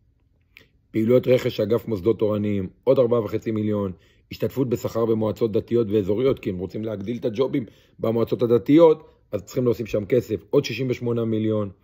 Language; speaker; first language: Hebrew; native; Hebrew